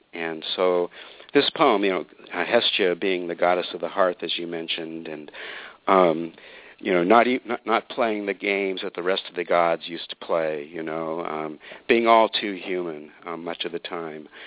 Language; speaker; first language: English; native; English